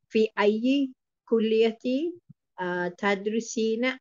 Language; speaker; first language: Arabic; non-native, learner; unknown